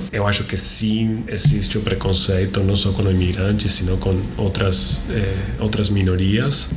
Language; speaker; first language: Portuguese; non-native, fluent; Spanish